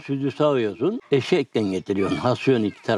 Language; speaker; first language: Turkish; native; Turkish